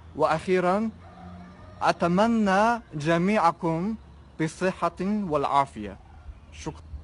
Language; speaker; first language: Arabic; non-native, fluent; Chinese